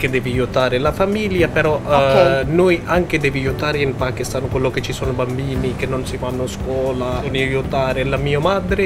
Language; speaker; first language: Italian; non-native, learner; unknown